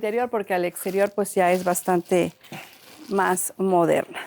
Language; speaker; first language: Spanish; native; Spanish